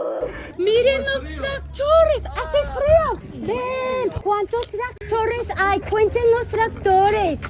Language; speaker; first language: Spanish; non-native, fluent; English